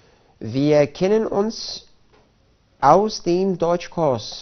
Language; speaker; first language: German; non-native, fluent; Arabic